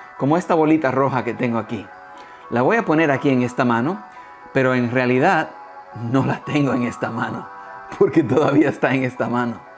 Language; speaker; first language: Spanish; early bilingual, heritage; Spanish